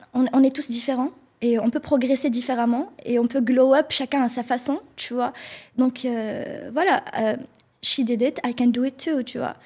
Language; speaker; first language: French; non-native, local second language; Arabic